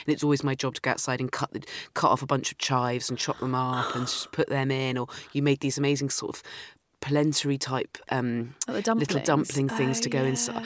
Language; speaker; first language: English; native; English